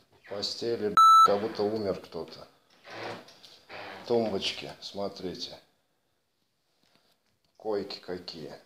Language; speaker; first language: Russian; native; Russian